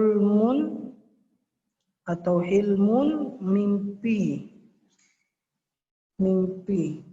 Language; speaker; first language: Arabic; non-native, fluent; Indonesian